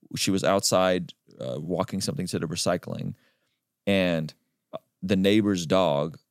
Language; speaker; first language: English; early bilingual, other home language; Armenian